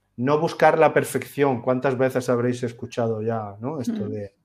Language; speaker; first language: Spanish; native; Spanish